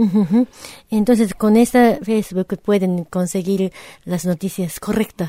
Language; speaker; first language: Spanish; non-native, fluent; Japanese